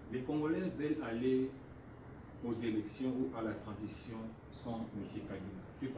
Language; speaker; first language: French; non-native, local second language; Lingala